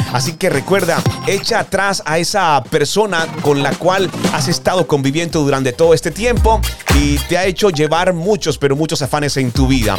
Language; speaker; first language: Spanish; native; Spanish